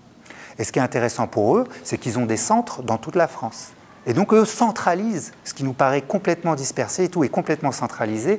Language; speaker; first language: French; native; French